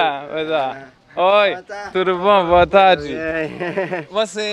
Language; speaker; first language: Portuguese; non-native, learner; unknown